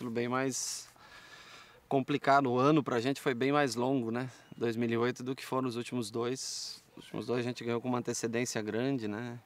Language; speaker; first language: Portuguese; native; Portuguese